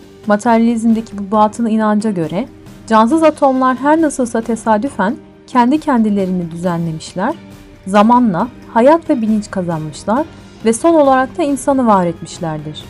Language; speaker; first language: Turkish; native; Turkish